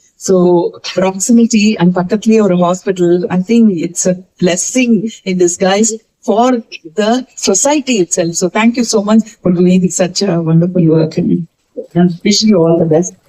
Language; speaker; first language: English; non-native, local second language; Tamil